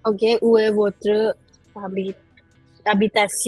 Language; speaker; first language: French; non-native, fluent; Hindi